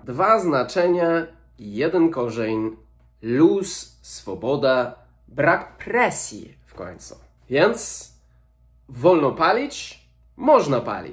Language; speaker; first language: Polish; non-native, fluent; English